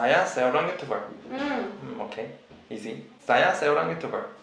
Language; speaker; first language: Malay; non-native, learner; Korean